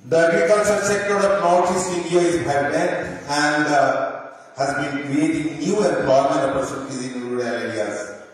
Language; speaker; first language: English; non-native, local second language; Assamese